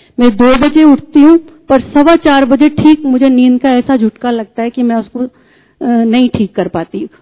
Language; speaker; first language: Hindi; native; Hindi